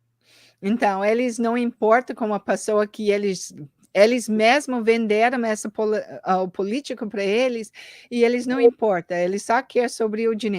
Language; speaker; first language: Portuguese; early bilingual, heritage; English